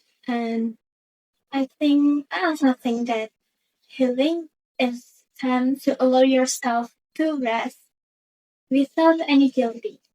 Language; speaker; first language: English; non-native, learner; Indonesian